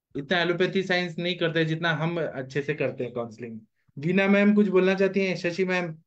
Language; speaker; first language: Hindi; non-native, local second language; Marathi